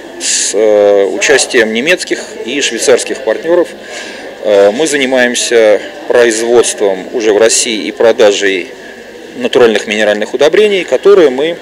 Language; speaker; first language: Russian; native; Russian